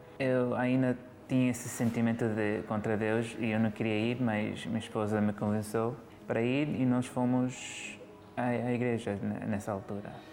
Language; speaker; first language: Portuguese; early bilingual, heritage; Portuguese